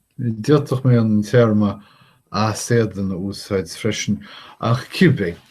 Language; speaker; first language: Irish; non-native, fluent; English